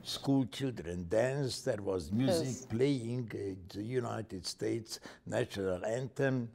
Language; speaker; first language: English; non-native, fluent; Hungarian